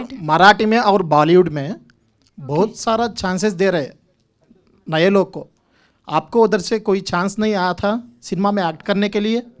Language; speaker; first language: Hindi; non-native, local second language; Telugu